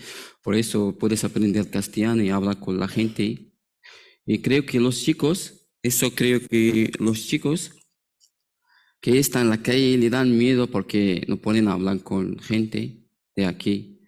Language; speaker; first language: Spanish; non-native, learner; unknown